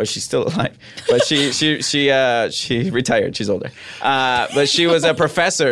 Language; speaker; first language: English; non-native, fluent; Spanish